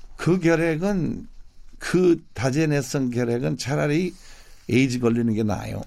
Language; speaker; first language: Korean; non-native, local second language; English